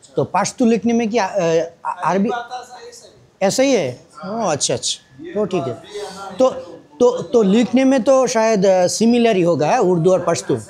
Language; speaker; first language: Hindi; non-native, learner; Bangla